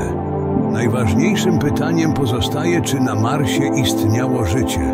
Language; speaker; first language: Polish; native; Polish